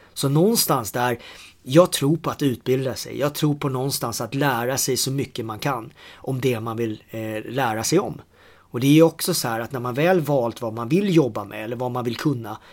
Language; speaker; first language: Swedish; native; Swedish